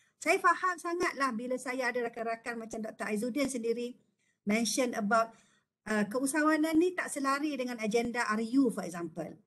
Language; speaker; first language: Malay; native; Malay